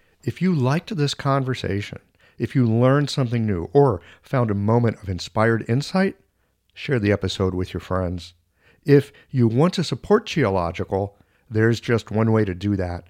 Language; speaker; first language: English; native; English